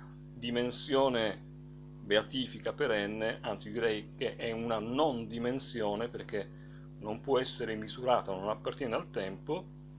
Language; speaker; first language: Italian; native; Italian